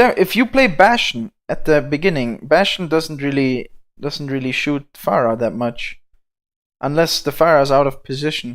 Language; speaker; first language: English; non-native, fluent; German